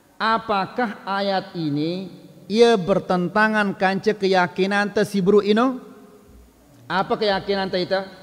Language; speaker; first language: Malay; non-native, local second language; Sasak